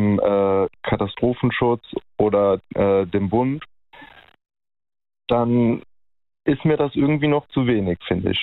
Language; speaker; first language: German; native; German